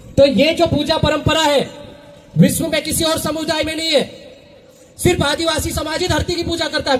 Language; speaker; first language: Hindi; non-native, local second language; Bhili